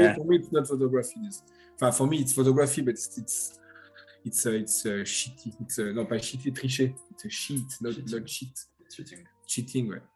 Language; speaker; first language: English; non-native, learner; French